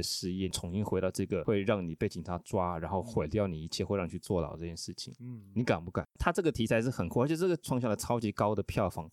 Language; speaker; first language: Chinese; non-native, fluent; Spanish